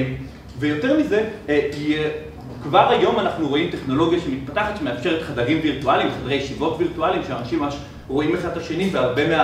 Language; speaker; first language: Hebrew; native; Hebrew